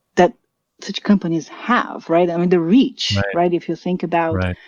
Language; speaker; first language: English; non-native, fluent; Portuguese